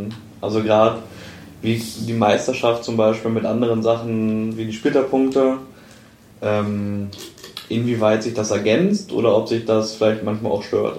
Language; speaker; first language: German; native; German